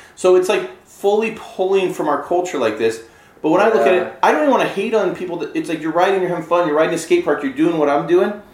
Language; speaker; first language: English; native; English